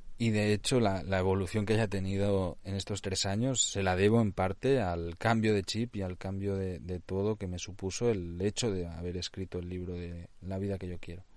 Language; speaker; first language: Spanish; non-native, local second language; Catalan